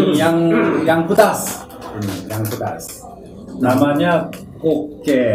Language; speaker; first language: Indonesian; non-native, learner; Korean